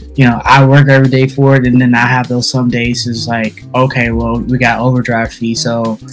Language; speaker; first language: English; native; English